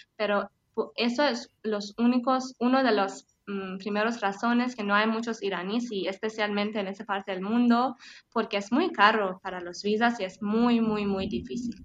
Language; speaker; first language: Spanish; non-native, fluent; Persian